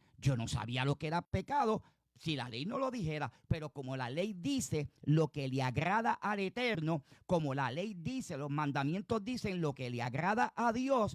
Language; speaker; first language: Spanish; native; Spanish